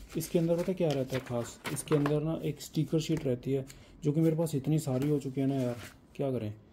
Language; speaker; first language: Hindi; non-native, local second language; Punjabi